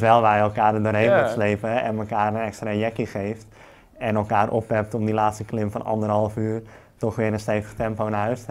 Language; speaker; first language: Dutch; native; Dutch